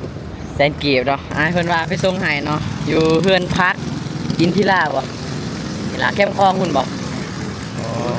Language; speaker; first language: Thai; non-native, local second language; Lao